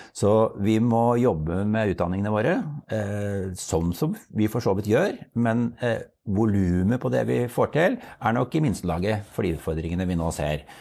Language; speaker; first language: Norwegian; native; Norwegian